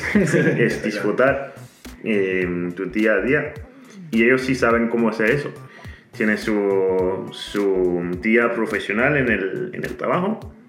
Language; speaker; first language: Spanish; non-native, fluent; Danish